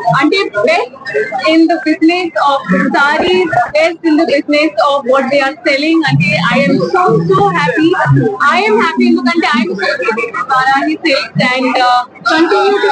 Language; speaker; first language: Telugu; non-native, learner; Hindi